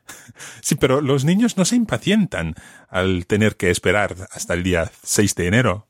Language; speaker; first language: Spanish; non-native, fluent; English